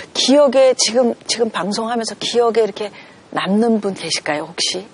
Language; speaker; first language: Korean; native; Korean